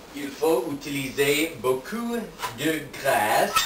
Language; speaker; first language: French; non-native, fluent; English